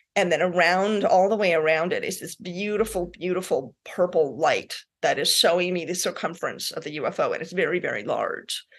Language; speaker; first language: English; native; English